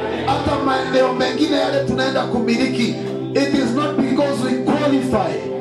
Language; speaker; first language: English; non-native, local second language; Kikuyu